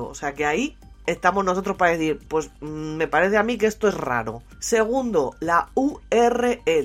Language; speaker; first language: Spanish; native; Spanish